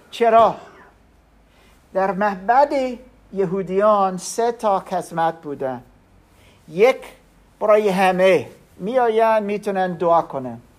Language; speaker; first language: Persian; non-native, learner; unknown